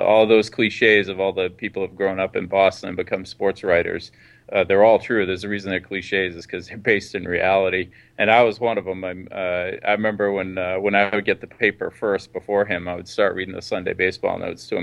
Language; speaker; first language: English; native; English